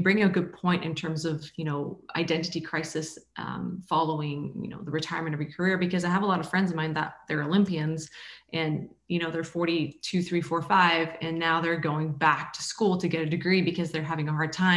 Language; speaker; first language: English; native; English